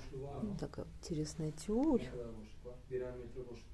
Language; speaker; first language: Russian; native; Russian